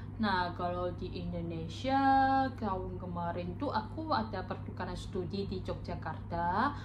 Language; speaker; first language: Indonesian; non-native, learner; Chinese